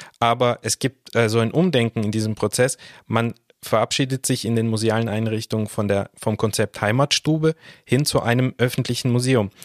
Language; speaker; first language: German; early bilingual, other home language; Russian